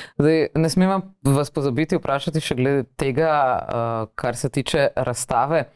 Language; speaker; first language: Slovenian; native; Slovenian